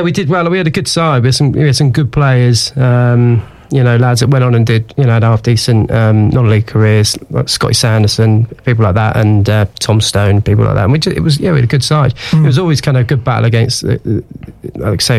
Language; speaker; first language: English; native; English